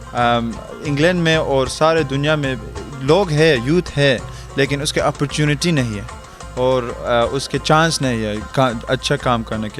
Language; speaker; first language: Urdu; early bilingual, heritage; Urdu